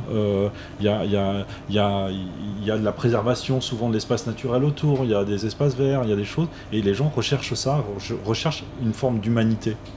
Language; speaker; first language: French; native; French